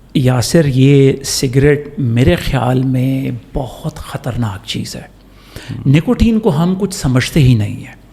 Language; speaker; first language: Urdu; non-native, local second language; Pashto